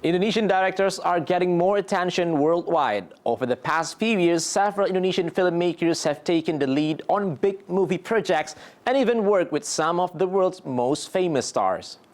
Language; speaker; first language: English; non-native, fluent; Indonesian